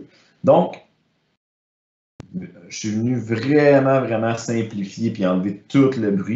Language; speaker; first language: French; native; French